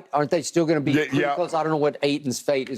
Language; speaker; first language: English; native; English